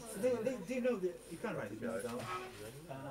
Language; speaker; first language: English; non-native, learner; Arabic